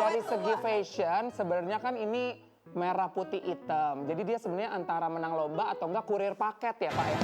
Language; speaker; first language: Indonesian; native; Indonesian